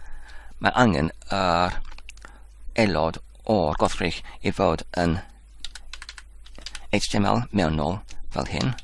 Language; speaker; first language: Welsh; non-native, learner; Polish